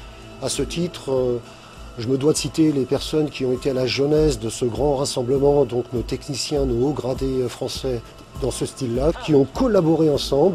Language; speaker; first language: French; native; French